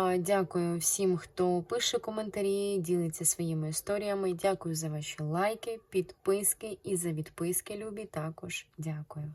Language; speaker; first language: Ukrainian; non-native, local second language; Russian